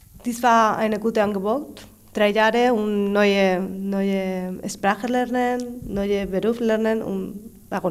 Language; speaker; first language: German; non-native, learner; Spanish